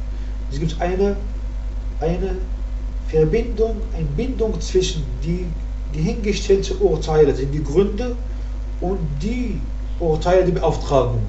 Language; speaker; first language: German; non-native, fluent; Arabic